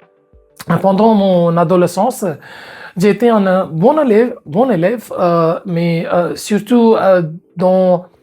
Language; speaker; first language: French; non-native, fluent; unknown